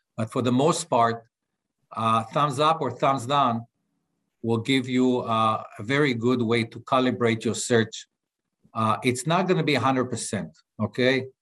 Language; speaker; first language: English; non-native, fluent; Hebrew